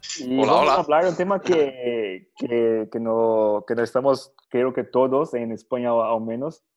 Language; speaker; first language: Portuguese; non-native, learner; Spanish